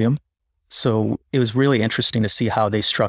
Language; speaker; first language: English; native; English